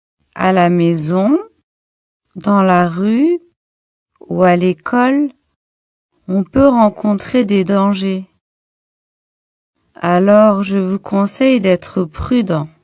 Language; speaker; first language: French; non-native, local second language; Arabic